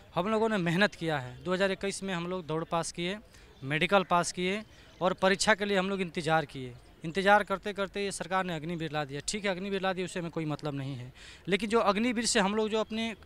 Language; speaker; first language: Hindi; native; Hindi